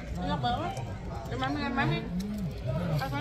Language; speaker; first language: Indonesian; native; Indonesian